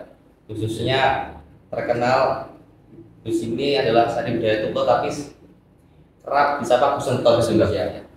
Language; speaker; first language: Indonesian; native; Indonesian